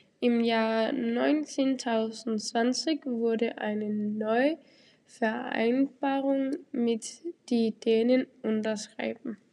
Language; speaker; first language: German; non-native, learner; Danish